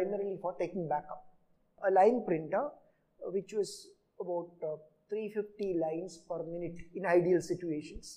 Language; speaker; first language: English; non-native, local second language; Malayalam